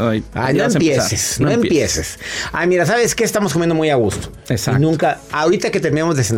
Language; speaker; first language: Spanish; native; Spanish